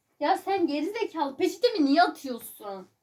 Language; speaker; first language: Turkish; native; Turkish